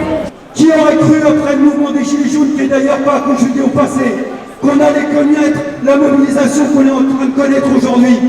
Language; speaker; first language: French; native; French